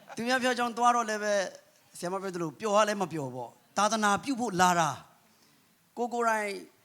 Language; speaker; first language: Burmese; non-native, local second language; Kachin